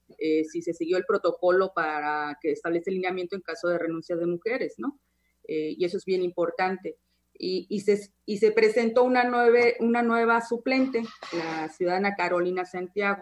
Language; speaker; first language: Spanish; native; Spanish